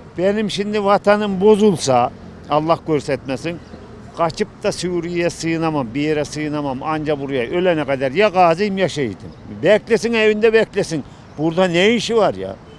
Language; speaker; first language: Turkish; native; Turkish